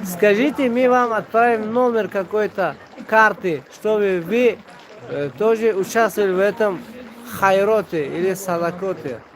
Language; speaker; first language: Russian; non-native, local second language; Tajik